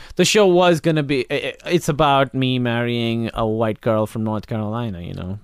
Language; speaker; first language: English; non-native, local second language; Urdu